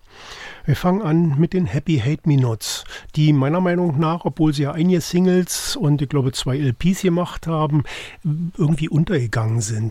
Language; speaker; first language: German; native; German